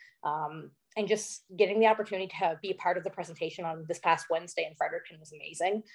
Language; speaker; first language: English; native; English